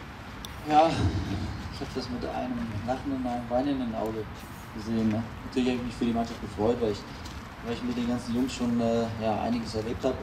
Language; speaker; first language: German; native; German